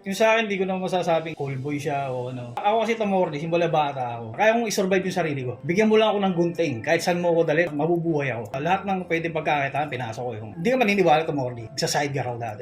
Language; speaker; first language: Filipino; native; Filipino